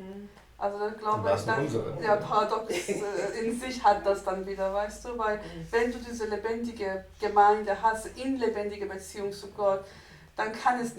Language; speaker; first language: German; non-native, fluent; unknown